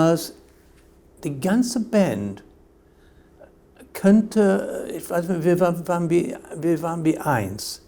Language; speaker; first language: German; non-native, fluent; English